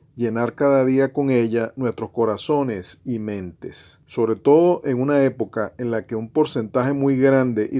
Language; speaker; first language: Spanish; native; Spanish